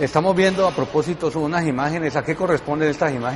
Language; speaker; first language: Spanish; native; Spanish